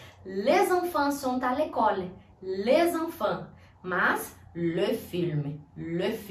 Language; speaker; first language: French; non-native, fluent; Portuguese